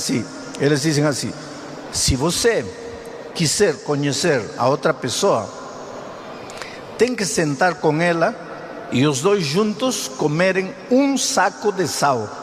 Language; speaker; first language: Portuguese; non-native, fluent; Spanish